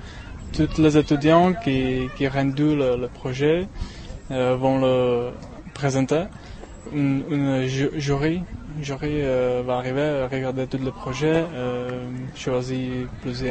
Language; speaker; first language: French; non-native, learner; Czech